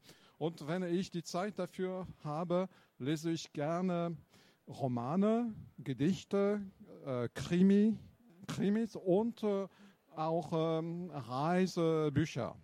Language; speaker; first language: German; non-native, fluent; French